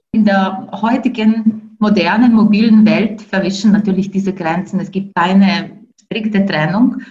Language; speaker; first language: German; non-native, fluent; Ukrainian